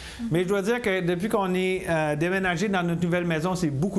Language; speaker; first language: French; native; French